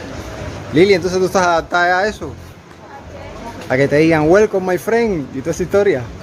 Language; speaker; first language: Spanish; native; Spanish